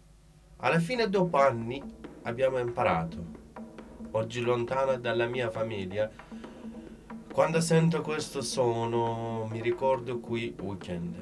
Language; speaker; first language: Italian; non-native, learner; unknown